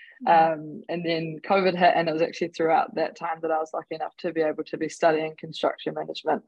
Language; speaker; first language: English; native; English